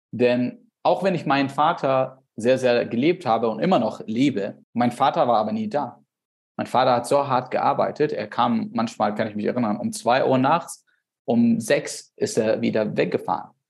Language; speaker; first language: German; non-native, fluent; Arabic